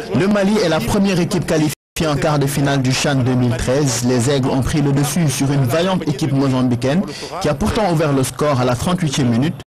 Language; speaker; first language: French; non-native, local second language; Wolof